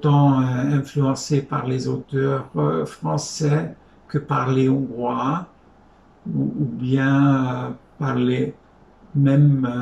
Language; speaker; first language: French; non-native, fluent; Hungarian